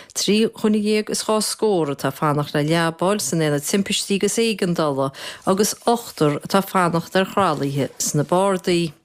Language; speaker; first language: Irish; native; Irish